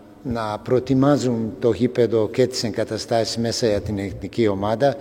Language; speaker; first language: Greek; non-native, fluent; Serbian